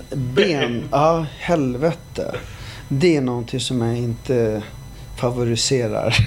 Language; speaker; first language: Swedish; early bilingual, other home language; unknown